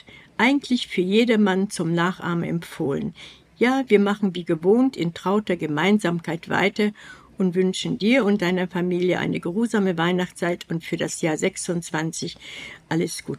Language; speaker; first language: German; native; German